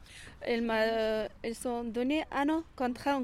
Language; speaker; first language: French; non-native, learner; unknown